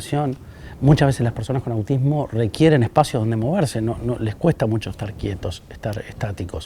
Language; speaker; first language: Spanish; native; Spanish